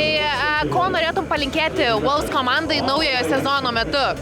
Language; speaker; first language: Lithuanian; native; Lithuanian